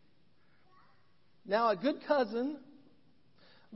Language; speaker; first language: English; native; English